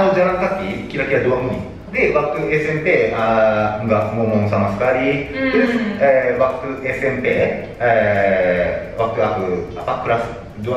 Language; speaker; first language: Indonesian; non-native, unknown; Japanese